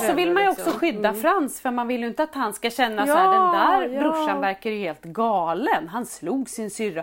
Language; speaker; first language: Swedish; native; Swedish